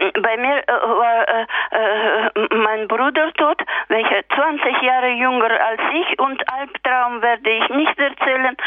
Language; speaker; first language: German; native; German